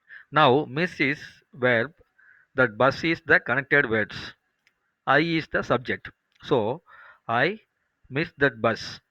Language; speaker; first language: English; non-native, local second language; Tamil